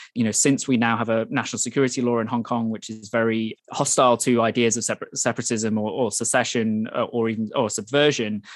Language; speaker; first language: English; native; English